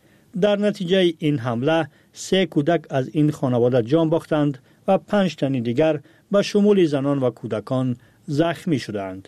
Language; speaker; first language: Persian; native; Persian